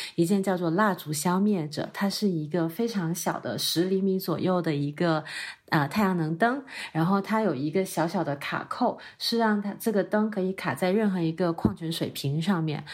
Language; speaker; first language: Chinese; non-native, local second language; Cantonese